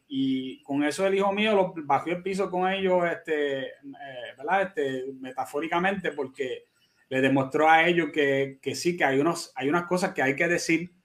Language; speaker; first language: Spanish; native; Spanish